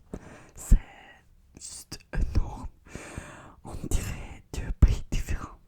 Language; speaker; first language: French; non-native, learner; Russian